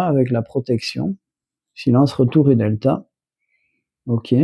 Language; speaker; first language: French; native; French